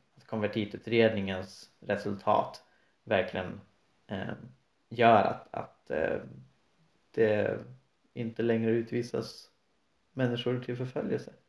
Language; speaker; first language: Swedish; native; Swedish